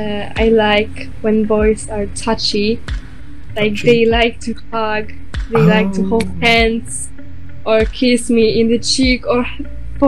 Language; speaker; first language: English; non-native, learner; Polish